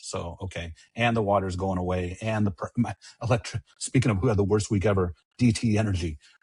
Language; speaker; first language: English; native; English